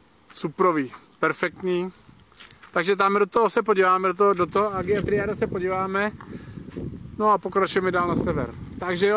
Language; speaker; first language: Czech; native; Czech